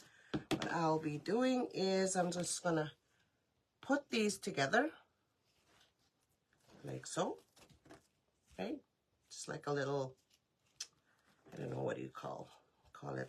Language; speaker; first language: English; native; English